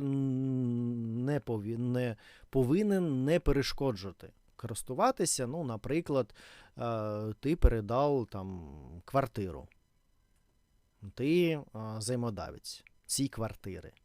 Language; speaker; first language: Ukrainian; non-native, learner; Russian